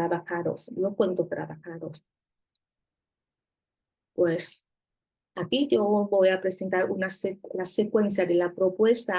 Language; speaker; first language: Spanish; non-native, fluent; Vietnamese